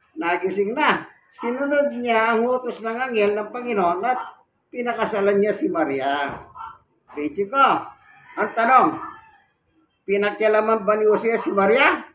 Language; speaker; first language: Filipino; non-native, local second language; Pampanga